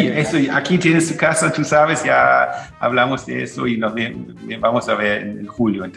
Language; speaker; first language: Spanish; non-native, fluent; German